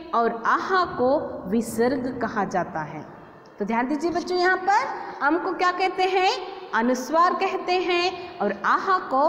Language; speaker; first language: Hindi; non-native, local second language; Kannada